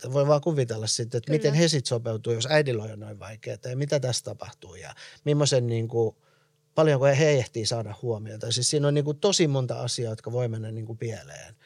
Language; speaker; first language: Finnish; early bilingual, other home language; Persian